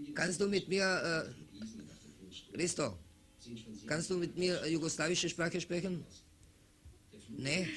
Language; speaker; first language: German; non-native, fluent; Macedonian